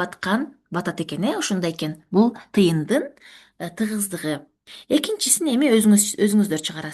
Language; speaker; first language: Kyrgyz; native; Kyrgyz